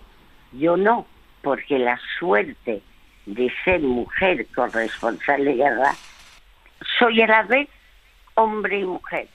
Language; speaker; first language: Spanish; early bilingual, other home language; French